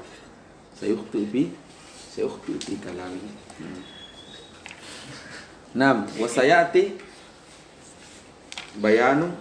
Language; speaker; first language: Arabic; non-native, fluent; Indonesian